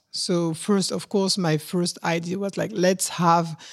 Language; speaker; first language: English; non-native, learner; French